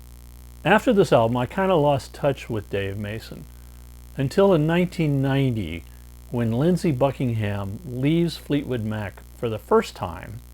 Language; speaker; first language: English; native; English